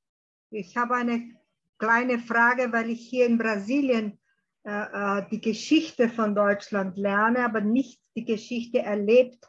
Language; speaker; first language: German; early bilingual, heritage; German